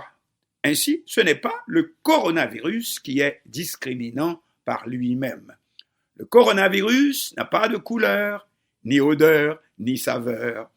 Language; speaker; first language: French; non-native, local second language; Haitian Creole